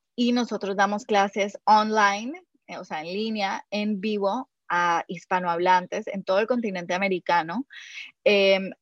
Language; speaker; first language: Spanish; native; Spanish